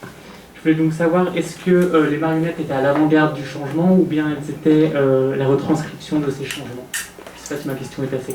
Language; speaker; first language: French; native; French